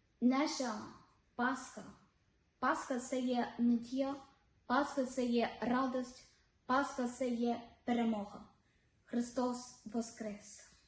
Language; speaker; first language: Ukrainian; non-native, learner; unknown